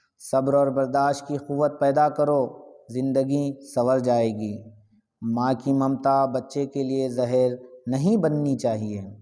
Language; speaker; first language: Urdu; native; Urdu